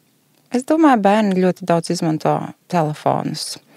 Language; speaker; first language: Latvian; early bilingual, heritage; Latvian